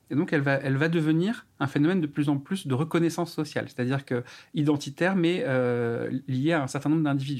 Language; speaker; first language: French; native; French